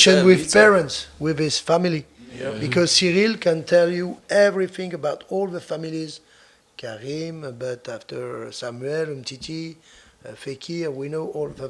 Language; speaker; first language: English; non-native, fluent; French